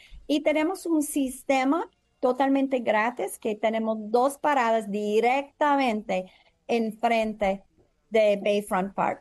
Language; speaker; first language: Spanish; non-native, learner; English